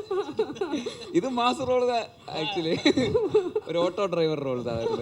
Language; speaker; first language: Tamil; non-native, learner; Malayalam